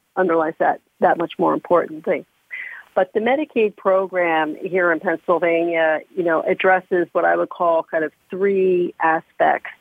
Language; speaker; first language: English; native; English